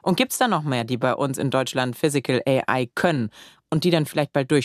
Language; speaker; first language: German; native; German